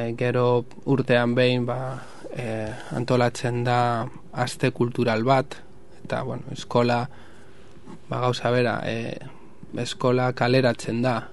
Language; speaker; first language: Basque; non-native, local second language; Spanish